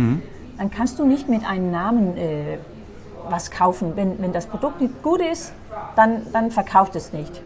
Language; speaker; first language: German; non-native, fluent; Danish